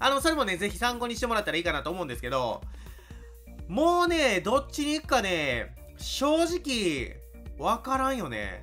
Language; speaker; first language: Japanese; native; Japanese